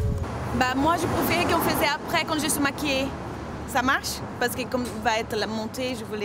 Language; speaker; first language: French; non-native, learner; Portuguese